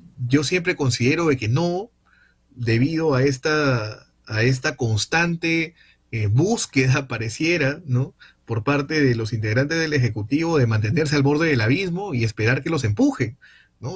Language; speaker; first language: Spanish; native; Spanish